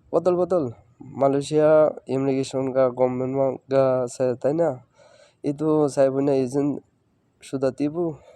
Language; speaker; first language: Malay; non-native, learner; Bangla